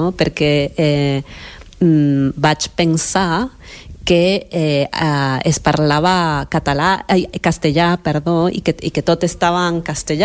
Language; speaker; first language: Catalan; non-native, fluent; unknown